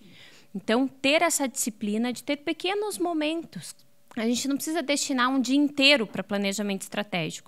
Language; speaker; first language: Portuguese; native; Portuguese